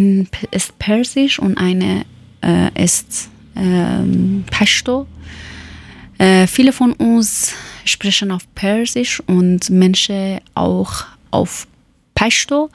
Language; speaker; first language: German; non-native, learner; Persian